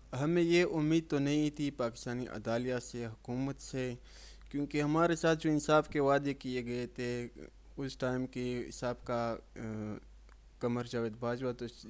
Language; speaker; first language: Urdu; non-native, local second language; Pashto